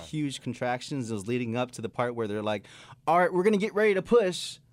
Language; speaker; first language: English; non-native, fluent; Spanish